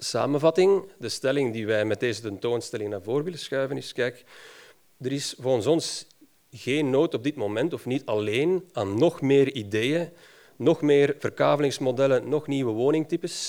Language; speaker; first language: Dutch; native; Dutch